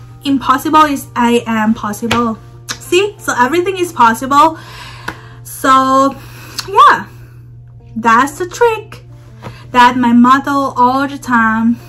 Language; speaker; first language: English; non-native, fluent; Thai